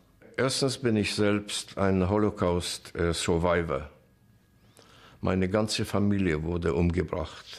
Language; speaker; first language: German; non-native, fluent; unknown